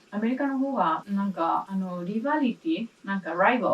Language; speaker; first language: Japanese; non-native, learner; English